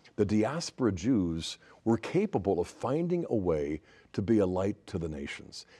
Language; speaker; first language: English; native; English